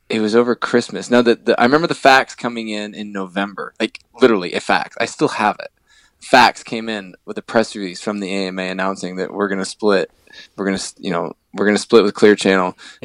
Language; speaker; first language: English; native; English